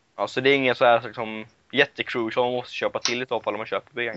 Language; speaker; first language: Swedish; native; Swedish